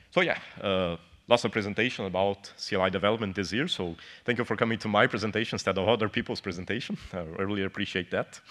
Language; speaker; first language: English; non-native, fluent; Portuguese